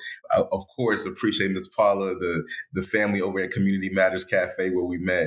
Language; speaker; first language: English; native; English